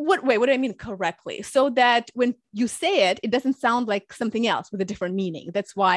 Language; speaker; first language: English; early bilingual, other home language; Russian